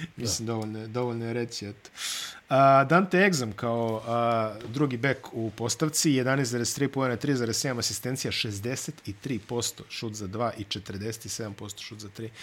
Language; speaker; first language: Bosnian; native; Bosnian